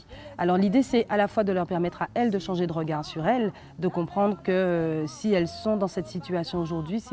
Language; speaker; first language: French; native; French